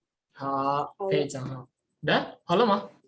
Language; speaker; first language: Chinese; non-native, fluent; Indonesian